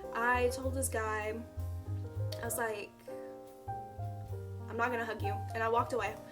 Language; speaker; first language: English; native; English